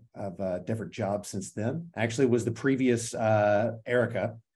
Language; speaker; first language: English; native; English